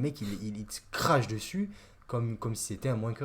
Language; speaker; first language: French; native; French